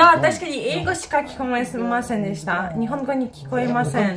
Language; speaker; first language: Japanese; non-native, fluent; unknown